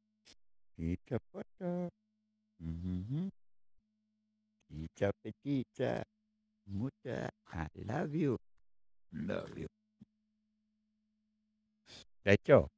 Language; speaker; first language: English; non-native, learner; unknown